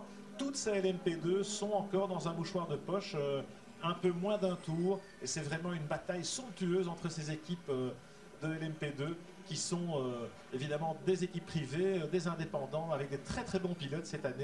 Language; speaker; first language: French; native; French